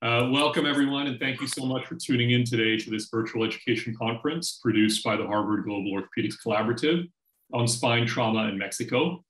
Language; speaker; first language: English; native; English